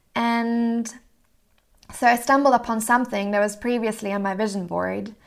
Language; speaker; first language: English; non-native, fluent; German